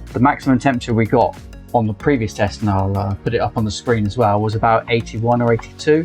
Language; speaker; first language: English; native; English